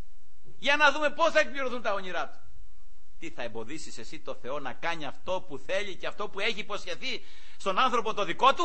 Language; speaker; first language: Greek; native; Greek